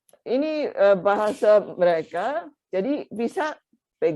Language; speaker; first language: Indonesian; non-native, fluent; Japanese